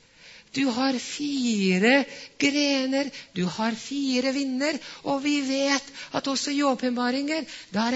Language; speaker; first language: Norwegian; non-native, fluent; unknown